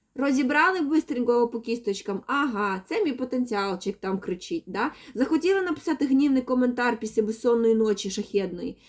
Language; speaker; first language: Ukrainian; non-native, local second language; Russian